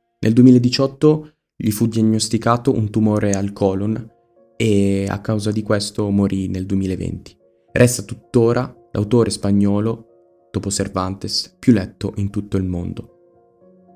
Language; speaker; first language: Italian; native; Italian